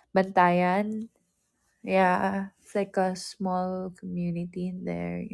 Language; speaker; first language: English; non-native, local second language; Filipino